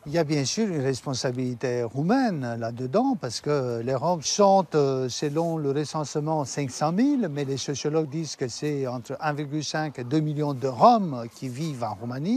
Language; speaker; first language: French; non-native, fluent; Romanian